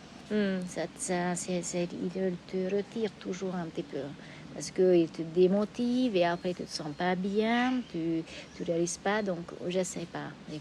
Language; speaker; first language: French; non-native, fluent; Hungarian